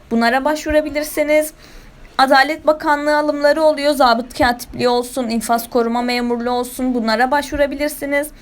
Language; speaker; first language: Turkish; native; Turkish